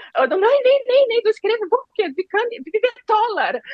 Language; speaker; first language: Swedish; non-native, learner; Portuguese